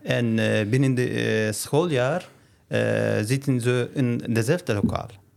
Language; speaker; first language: Dutch; non-native, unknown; Turkish